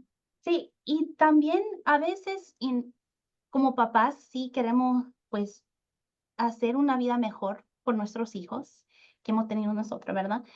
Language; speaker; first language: Spanish; early bilingual, heritage; Spanish